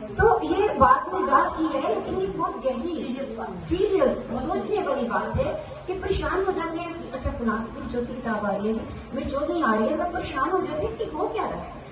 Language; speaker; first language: Urdu; native; Urdu